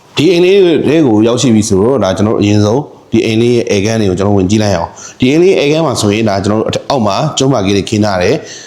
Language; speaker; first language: Burmese; native; Burmese